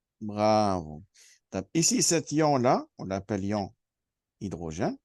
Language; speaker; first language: French; non-native, fluent; Arabic